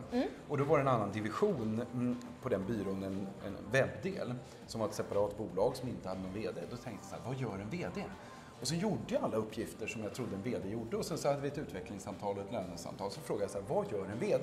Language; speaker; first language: Swedish; native; Swedish